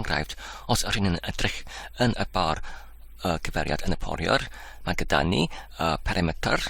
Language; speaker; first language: Welsh; non-native, learner; English